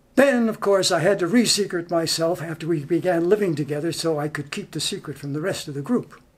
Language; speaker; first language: English; native; English